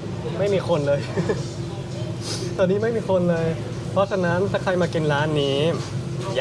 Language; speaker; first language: Thai; non-native, fluent; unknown